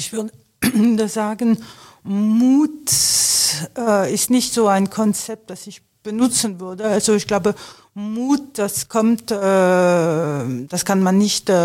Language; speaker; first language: German; non-native, fluent; French